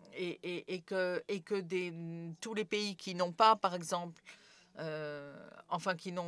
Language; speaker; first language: French; non-native, fluent; Serbian